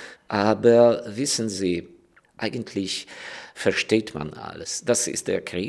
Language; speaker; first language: German; non-native, fluent; Ukrainian